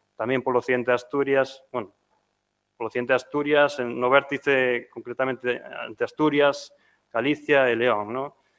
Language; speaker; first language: Galician; non-native, fluent; Spanish